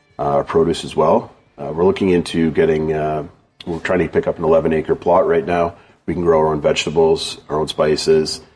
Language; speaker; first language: English; native; English